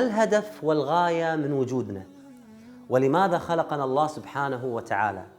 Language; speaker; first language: Arabic; native; Arabic